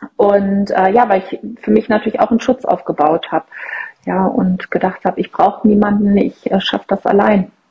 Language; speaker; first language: German; early bilingual, other home language; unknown